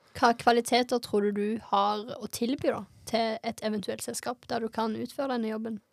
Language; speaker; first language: Norwegian; native; Norwegian